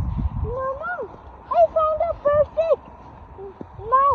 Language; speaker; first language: English; early bilingual, other home language; Urdu